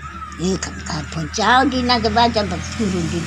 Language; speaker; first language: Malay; non-native, local second language; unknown